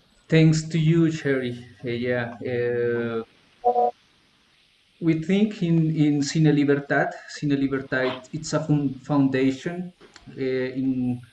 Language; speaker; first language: English; non-native, learner; Spanish